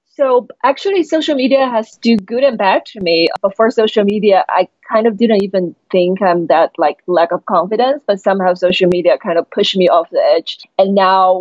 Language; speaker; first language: English; non-native, fluent; Chinese